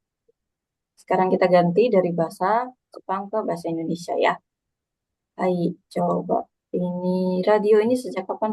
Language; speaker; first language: Indonesian; native; Indonesian